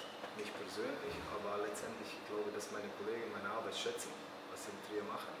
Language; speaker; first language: German; early bilingual, other home language; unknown